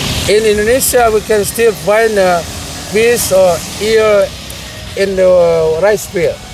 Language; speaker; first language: English; non-native, fluent; Indonesian